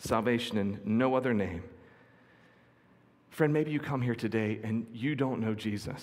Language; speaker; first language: English; native; English